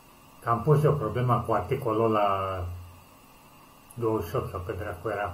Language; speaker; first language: Romanian; native; Romanian